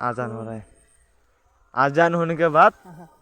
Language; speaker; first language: Hindi; non-native, local second language; Bangla